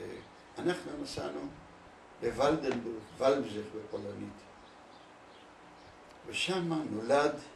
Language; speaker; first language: Hebrew; early bilingual, other home language; Polish